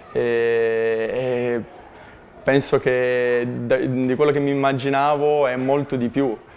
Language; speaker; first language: Italian; native; Italian